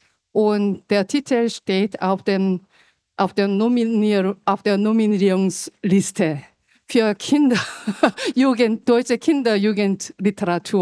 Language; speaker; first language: German; non-native, fluent; Korean